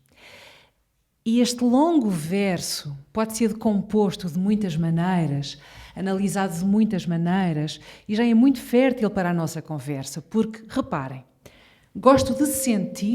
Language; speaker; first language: Portuguese; native; Portuguese